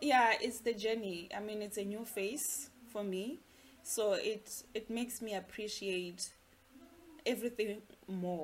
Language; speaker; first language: English; non-native, local second language; Venda